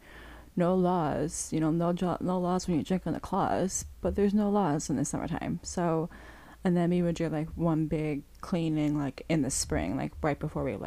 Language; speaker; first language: English; native; English